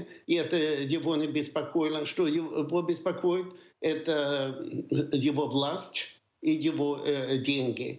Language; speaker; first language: Russian; non-native, fluent; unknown